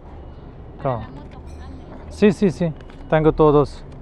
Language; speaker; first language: Spanish; non-native, learner; Urdu